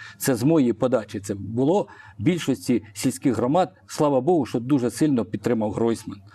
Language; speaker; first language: Ukrainian; non-native, local second language; Russian